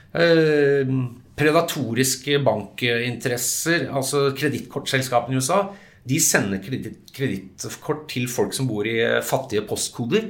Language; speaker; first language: Norwegian; early bilingual, other home language; English